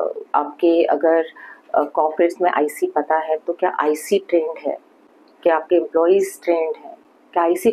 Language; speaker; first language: Hindi; native; Hindi